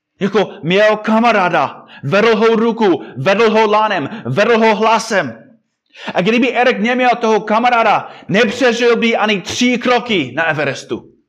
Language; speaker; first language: Czech; non-native, fluent; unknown